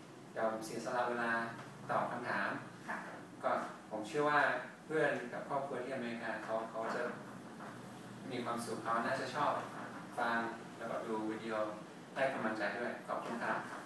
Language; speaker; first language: Thai; non-native, fluent; English